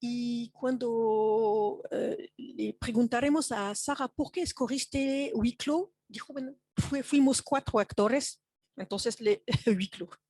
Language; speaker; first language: Spanish; non-native, fluent; French